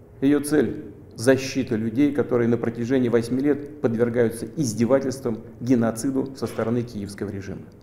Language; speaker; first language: Russian; native; Russian